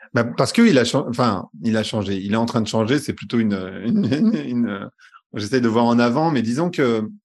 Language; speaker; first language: French; native; French